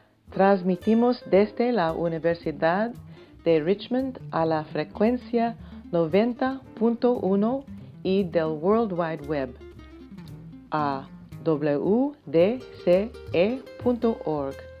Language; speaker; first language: Spanish; early bilingual, heritage; Spanish